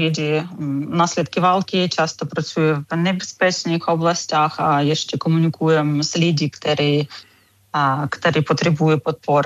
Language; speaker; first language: Czech; non-native, fluent; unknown